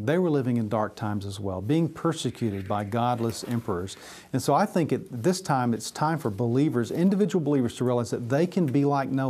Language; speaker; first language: English; native; English